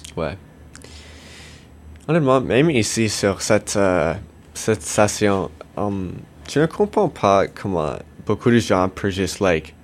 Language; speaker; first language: French; non-native, local second language; English